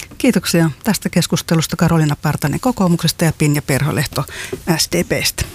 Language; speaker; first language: Finnish; native; Finnish